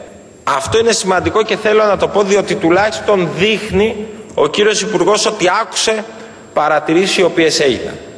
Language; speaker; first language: Greek; native; Greek